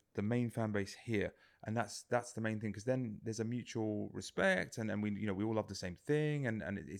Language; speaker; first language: English; native; English